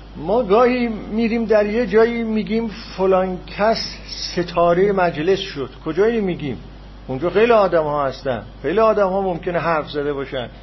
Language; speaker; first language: Persian; non-native, local second language; Azerbaijani